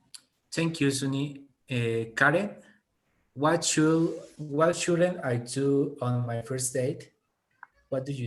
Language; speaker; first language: English; non-native, learner; Spanish